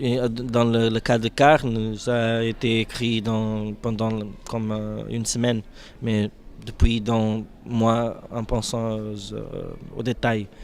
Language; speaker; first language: French; non-native, fluent; Portuguese